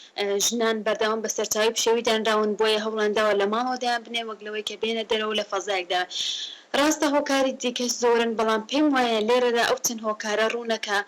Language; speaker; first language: Central Kurdish; native; Central Kurdish